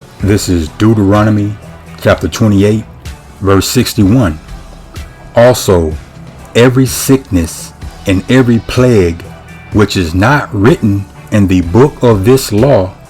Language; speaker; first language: English; native; English